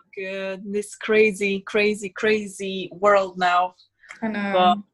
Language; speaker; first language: English; non-native, fluent; Slovak